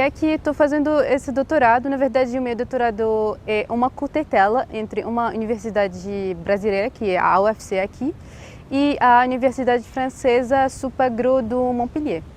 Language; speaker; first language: Portuguese; non-native, fluent; Arabic